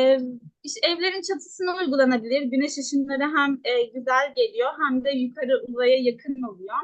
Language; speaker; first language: Turkish; native; Turkish